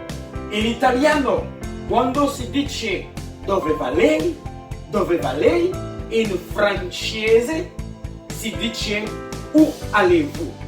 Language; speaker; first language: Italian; non-native, learner; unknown